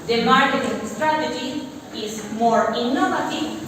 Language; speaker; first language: English; non-native, fluent; Spanish